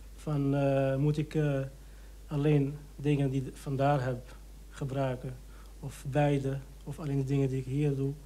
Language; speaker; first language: Dutch; non-native, fluent; Arabic